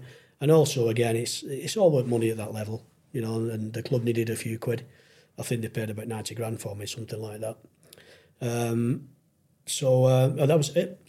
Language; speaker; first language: English; native; English